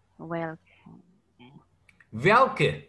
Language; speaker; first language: Dutch; non-native, fluent; Indonesian